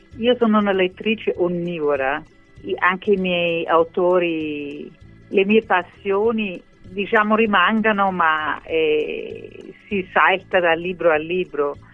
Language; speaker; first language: Italian; non-native, fluent; German